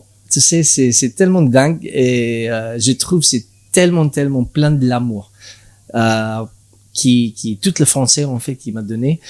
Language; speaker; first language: French; non-native, learner; English